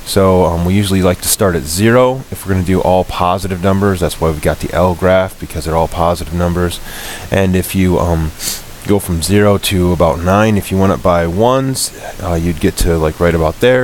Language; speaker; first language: English; native; English